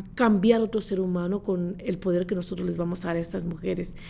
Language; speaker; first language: Spanish; native; Spanish